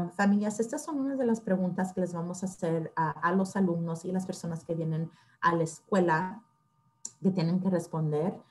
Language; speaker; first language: Spanish; early bilingual, heritage; Spanish